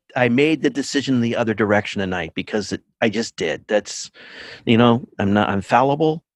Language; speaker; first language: English; native; English